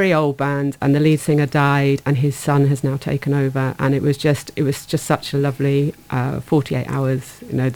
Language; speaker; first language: English; native; English